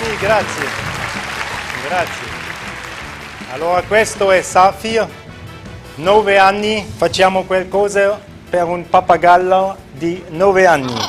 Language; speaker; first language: Italian; non-native, local second language; German